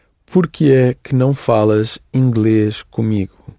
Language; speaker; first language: Portuguese; non-native, learner; English